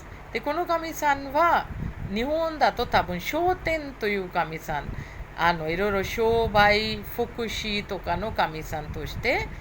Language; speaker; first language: Japanese; non-native, fluent; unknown